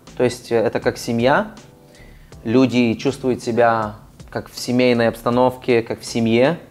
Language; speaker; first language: Russian; early bilingual, other home language; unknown